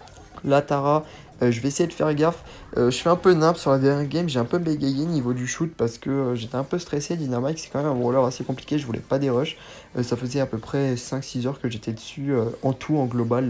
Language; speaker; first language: French; native; French